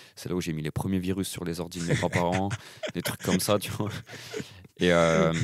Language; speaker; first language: French; native; French